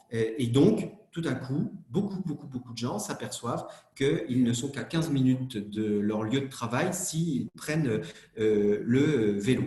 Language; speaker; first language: French; native; French